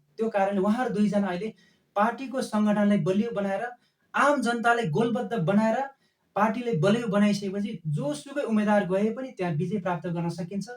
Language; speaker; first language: Nepali; non-native, local second language; Eastern Tamang